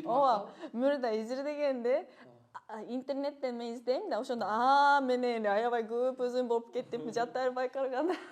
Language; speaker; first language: Kyrgyz; non-native, fluent; Japanese